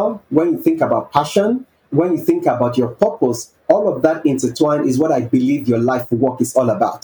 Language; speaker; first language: English; non-native, local second language; Yoruba